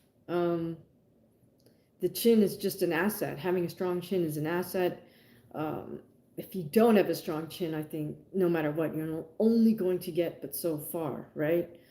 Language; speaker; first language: English; native; English